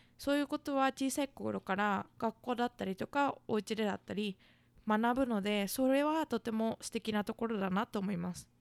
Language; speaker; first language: Japanese; native; Japanese